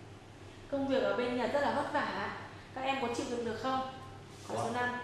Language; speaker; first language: Vietnamese; native; Vietnamese